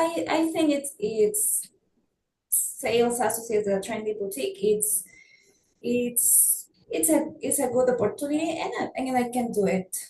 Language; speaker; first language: English; non-native, learner; Spanish